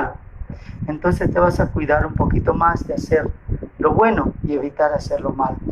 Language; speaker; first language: Spanish; native; Spanish